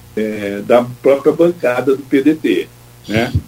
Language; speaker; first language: Portuguese; native; Portuguese